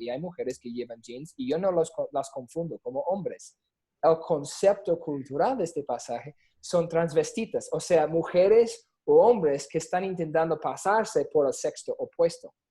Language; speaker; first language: Spanish; non-native, fluent; English